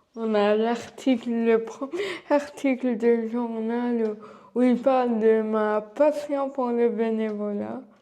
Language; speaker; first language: French; early bilingual, other home language; Arabic